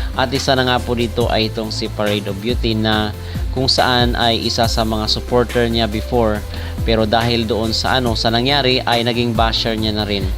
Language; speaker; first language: Filipino; native; Filipino